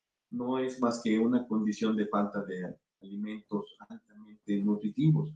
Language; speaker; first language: Spanish; native; Spanish